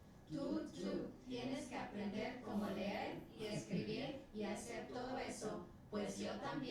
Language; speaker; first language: Spanish; early bilingual, other home language; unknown